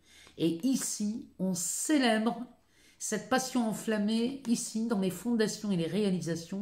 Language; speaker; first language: French; native; French